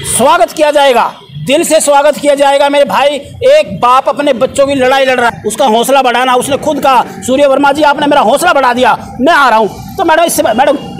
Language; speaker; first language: Hindi; native; Hindi